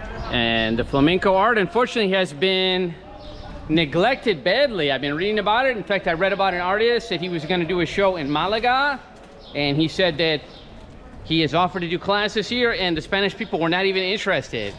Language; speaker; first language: English; native; English